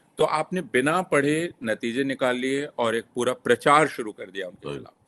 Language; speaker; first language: Hindi; native; Hindi